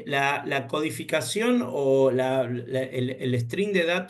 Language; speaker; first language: Spanish; native; Spanish